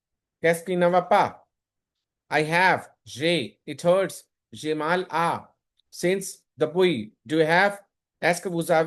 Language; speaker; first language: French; non-native, learner; Hindi